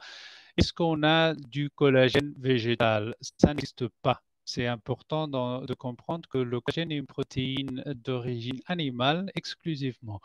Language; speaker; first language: French; non-native, fluent; Spanish